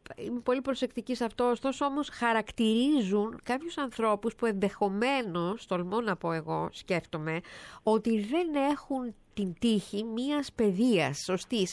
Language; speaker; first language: Greek; native; Greek